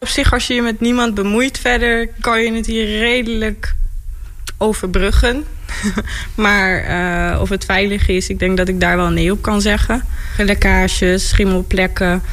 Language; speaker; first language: Dutch; native; Dutch